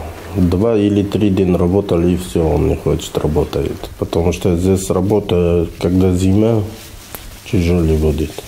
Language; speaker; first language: Russian; non-native, learner; Uzbek